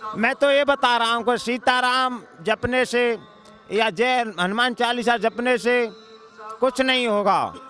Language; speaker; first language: Hindi; native; Hindi